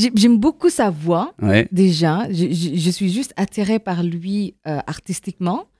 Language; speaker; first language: French; non-native, fluent; Indonesian